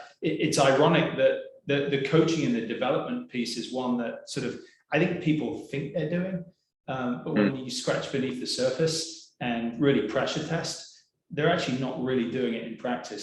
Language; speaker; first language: English; native; English